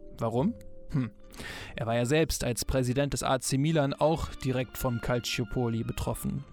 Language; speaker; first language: German; native; German